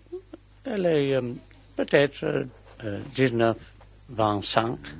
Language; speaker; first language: French; non-native, learner; English